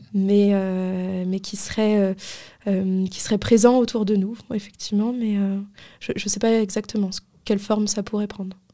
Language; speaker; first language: French; native; French